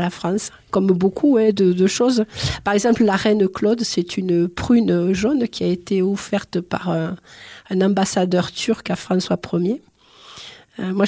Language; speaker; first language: French; native; French